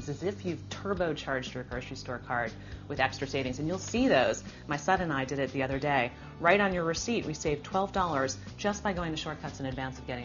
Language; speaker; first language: English; native; English